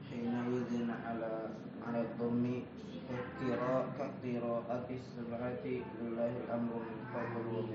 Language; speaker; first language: Arabic; non-native, learner; Indonesian